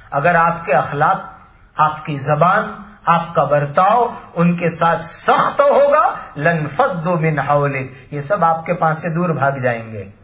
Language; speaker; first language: Urdu; non-native, local second language; Gujarati